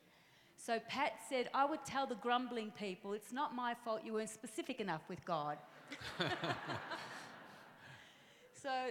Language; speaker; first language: English; native; English